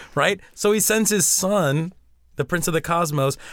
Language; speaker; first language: English; early bilingual, other home language; Spanish